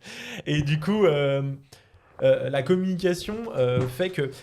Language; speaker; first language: French; native; French